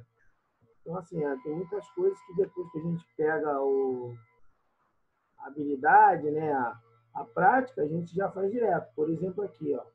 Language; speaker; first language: Portuguese; native; Portuguese